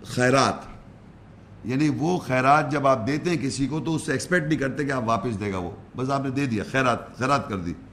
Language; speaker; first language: Urdu; native; Urdu